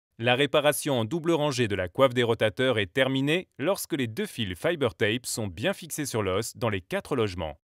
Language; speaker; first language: French; native; French